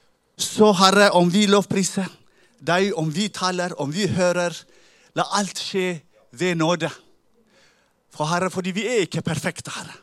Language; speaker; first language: Norwegian; non-native, fluent; Tigrinya